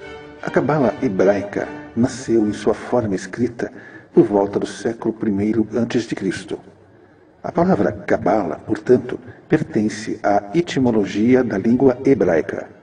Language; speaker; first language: Portuguese; native; Portuguese